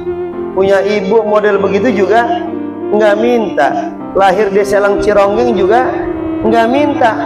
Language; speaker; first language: Indonesian; native; Indonesian